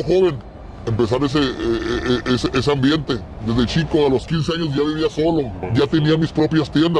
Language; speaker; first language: Spanish; native; Spanish